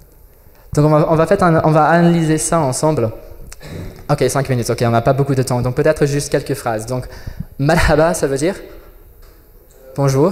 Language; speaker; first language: French; non-native, fluent; English